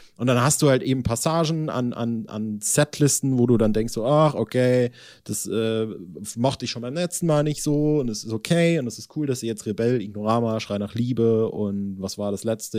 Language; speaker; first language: German; native; German